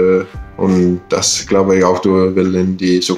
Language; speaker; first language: German; non-native, learner; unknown